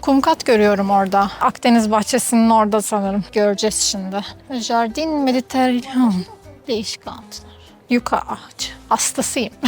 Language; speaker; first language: Turkish; native; Turkish